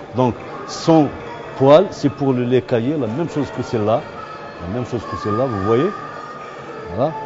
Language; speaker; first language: French; non-native, local second language; Arabic